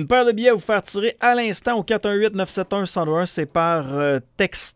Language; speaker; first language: French; native; French